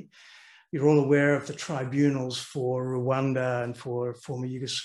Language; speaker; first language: English; native; English